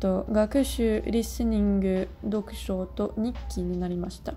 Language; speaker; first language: Japanese; non-native, learner; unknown